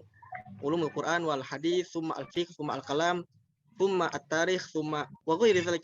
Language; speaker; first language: Arabic; non-native, learner; Indonesian